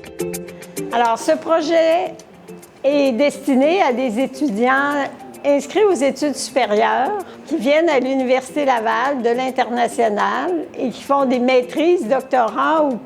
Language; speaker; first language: French; native; French